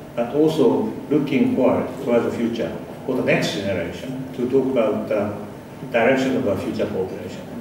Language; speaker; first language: English; non-native, fluent; Japanese